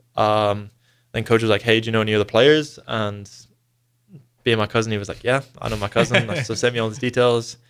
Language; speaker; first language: English; native; English